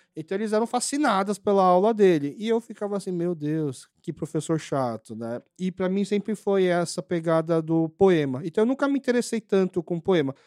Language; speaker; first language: Portuguese; early bilingual, other home language; Korean